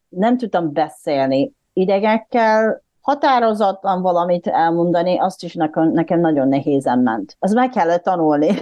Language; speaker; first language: Hungarian; non-native, fluent; Japanese